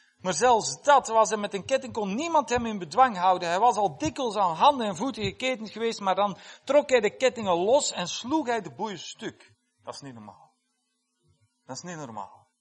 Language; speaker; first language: Dutch; non-native, fluent; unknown